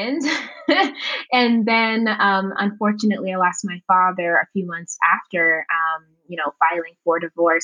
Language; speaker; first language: English; native; English